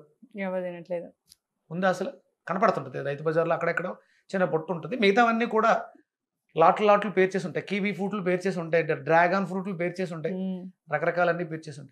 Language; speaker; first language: Telugu; native; Telugu